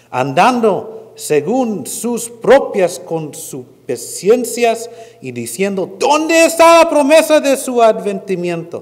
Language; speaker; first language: Spanish; non-native, fluent; English